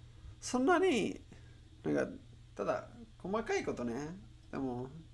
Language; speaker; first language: Japanese; non-native, learner; Spanish